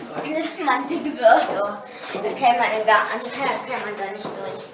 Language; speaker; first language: German; native; German